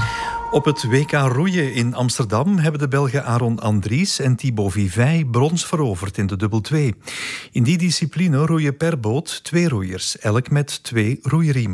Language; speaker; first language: Dutch; native; Dutch